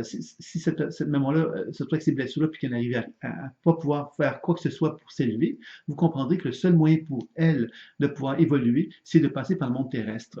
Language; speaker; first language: French; native; French